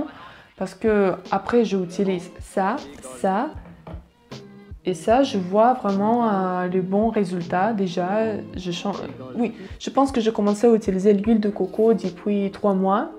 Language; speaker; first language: French; non-native, learner; Russian